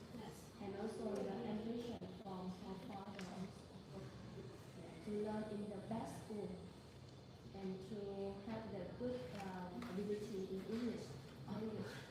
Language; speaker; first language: English; non-native, learner; Vietnamese